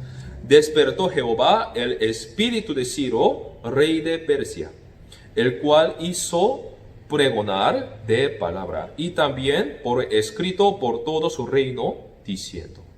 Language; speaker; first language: Spanish; non-native, fluent; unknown